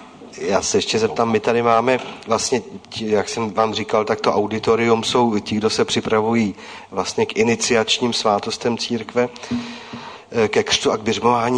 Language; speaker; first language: Czech; native; Czech